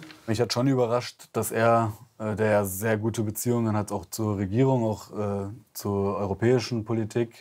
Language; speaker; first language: German; native; German